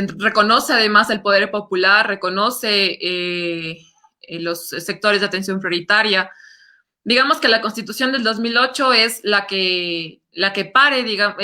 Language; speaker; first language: Spanish; native; Spanish